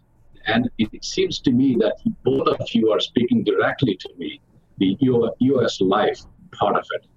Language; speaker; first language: English; non-native, local second language; Telugu